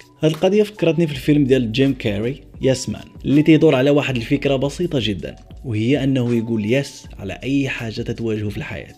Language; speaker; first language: Arabic; native; Arabic